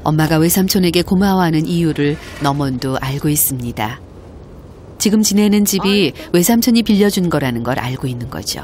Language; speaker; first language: Korean; native; Korean